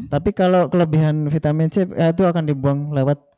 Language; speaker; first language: Indonesian; native; Indonesian